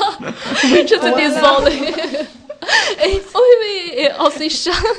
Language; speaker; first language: French; non-native, learner; Chinese